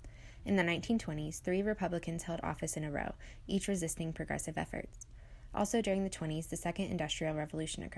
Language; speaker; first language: English; native; English